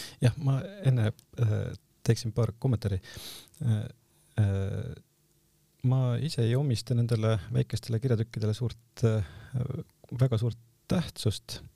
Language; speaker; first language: Estonian; native; Estonian